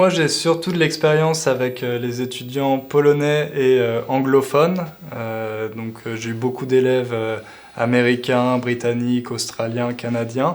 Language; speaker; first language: French; native; French